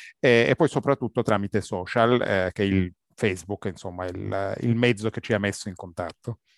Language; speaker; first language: Italian; non-native, fluent; Arabic